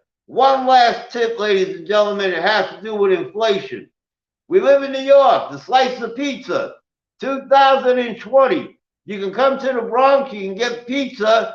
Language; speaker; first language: English; native; English